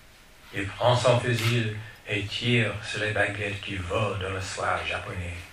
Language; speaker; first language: French; non-native, fluent; English